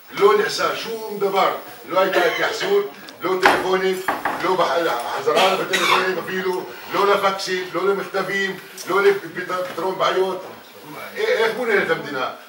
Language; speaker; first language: Hebrew; non-native, local second language; Arabic